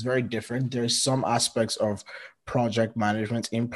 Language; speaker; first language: English; non-native, local second language; Yoruba